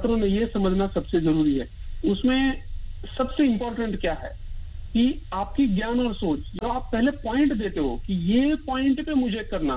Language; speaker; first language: Hindi; non-native, local second language; Marathi